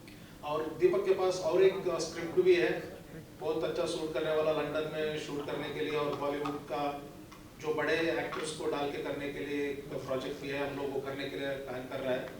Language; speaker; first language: Hindi; non-native, local second language; Kannada